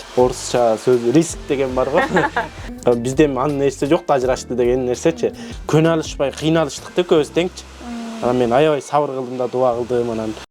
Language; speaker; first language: Kyrgyz; native; Kyrgyz